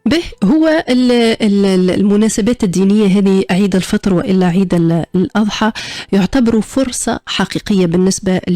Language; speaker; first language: Arabic; native; Arabic